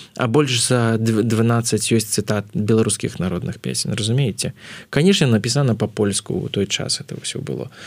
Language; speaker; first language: Belarusian; non-native, local second language; Russian